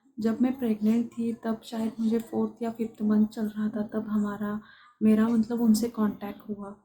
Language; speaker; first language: Hindi; non-native, local second language; Marathi